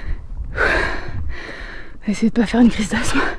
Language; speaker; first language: French; native; French